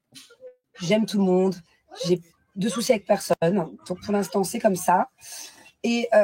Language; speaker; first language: French; native; French